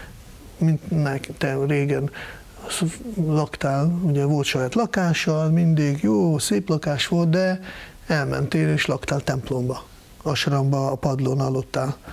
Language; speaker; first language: Hungarian; non-native, fluent; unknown